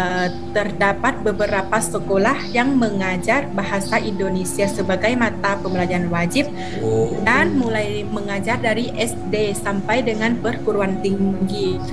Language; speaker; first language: Indonesian; non-native, fluent; Thai